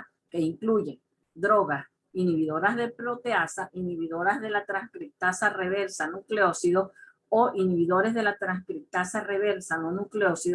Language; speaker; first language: Spanish; native; Spanish